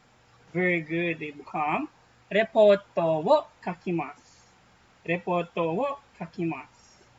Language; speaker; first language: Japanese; non-native, fluent; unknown